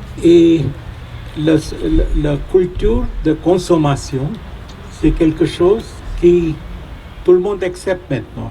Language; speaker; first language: French; non-native, fluent; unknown